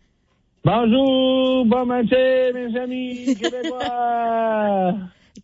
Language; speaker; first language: French; non-native, learner; English